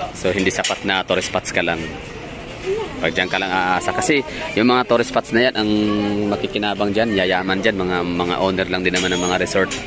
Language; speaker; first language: Filipino; non-native, local second language; Cebuano